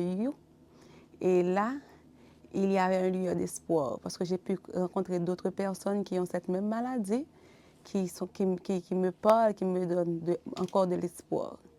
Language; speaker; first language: French; non-native, local second language; Haitian Creole